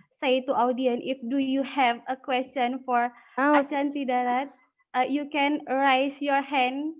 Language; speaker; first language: English; non-native, learner; Indonesian